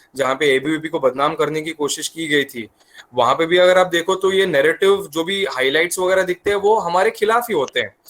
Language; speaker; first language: Hindi; non-native, local second language; Marathi